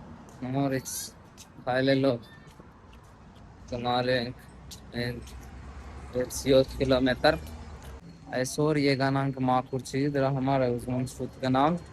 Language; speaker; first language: Armenian; non-native, learner; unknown